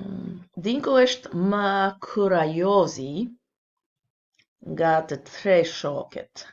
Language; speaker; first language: Albanian; non-native, learner; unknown